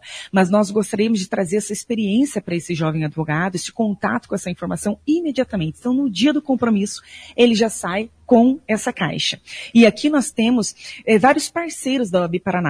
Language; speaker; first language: Portuguese; native; Portuguese